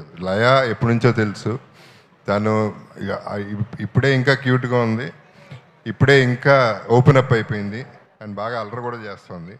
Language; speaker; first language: Telugu; native; Telugu